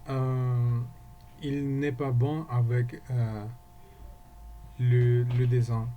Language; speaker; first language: French; non-native, learner; Spanish